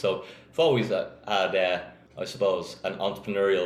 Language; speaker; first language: English; native; English